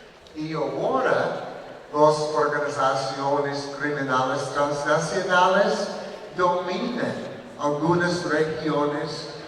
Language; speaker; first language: Spanish; non-native, learner; English